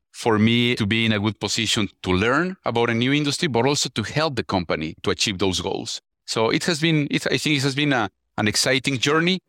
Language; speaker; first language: English; non-native, fluent; Spanish